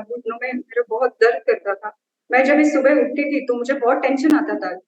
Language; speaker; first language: Hindi; non-native, local second language; Marathi